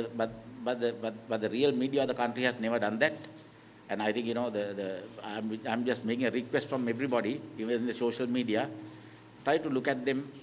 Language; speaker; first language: English; non-native, local second language; Sinhala